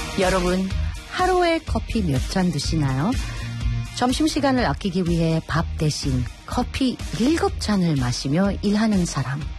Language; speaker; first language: Korean; non-native, fluent; Filipino